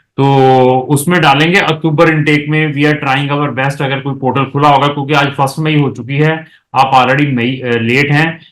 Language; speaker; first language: Hindi; native; Hindi